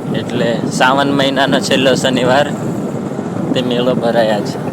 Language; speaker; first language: Gujarati; non-native, local second language; Rathawi